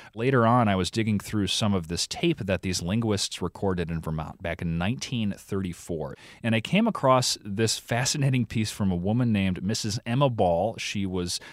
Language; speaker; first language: English; native; English